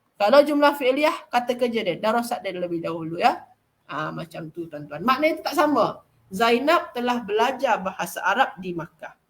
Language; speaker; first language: Malay; native; Malay